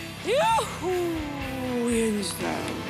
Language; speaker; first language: Russian; non-native, fluent; Georgian